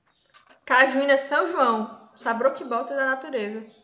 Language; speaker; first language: Portuguese; native; Portuguese